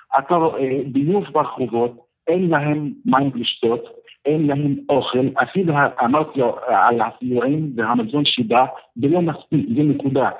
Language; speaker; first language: Hebrew; non-native, fluent; Arabic